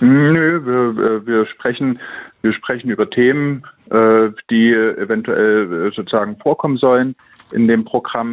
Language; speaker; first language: German; native; German